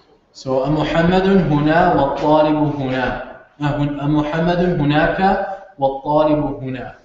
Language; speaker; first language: Arabic; non-native, fluent; English